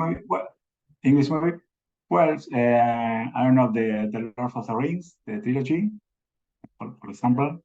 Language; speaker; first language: English; non-native, learner; Spanish